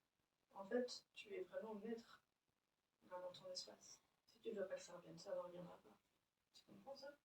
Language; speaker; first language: French; native; French